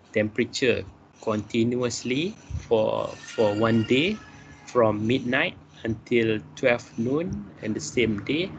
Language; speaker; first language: English; non-native, local second language; Malay